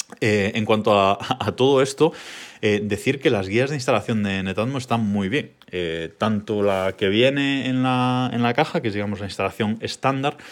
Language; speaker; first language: Spanish; native; Spanish